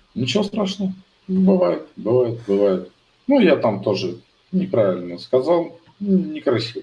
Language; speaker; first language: Russian; native; Russian